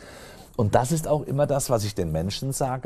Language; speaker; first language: German; native; German